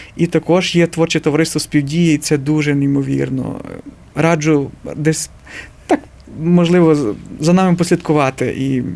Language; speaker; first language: Ukrainian; native; Ukrainian